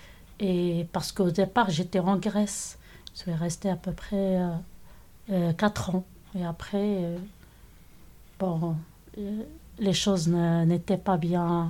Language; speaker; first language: French; non-native, local second language; Arabic